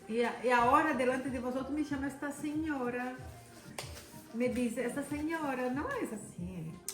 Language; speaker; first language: Spanish; non-native, fluent; Portuguese